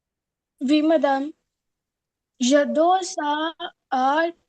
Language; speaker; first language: French; non-native, learner; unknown